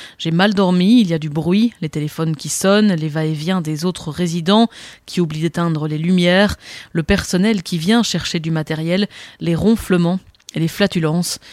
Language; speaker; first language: French; non-native, learner; Amharic